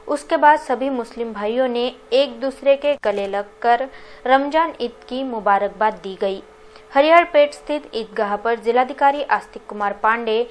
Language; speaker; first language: Hindi; non-native, local second language; Marathi